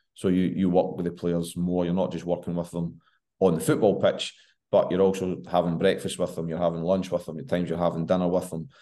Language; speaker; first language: English; native; English